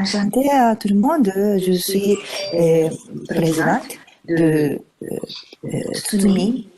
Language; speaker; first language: French; non-native, fluent; Japanese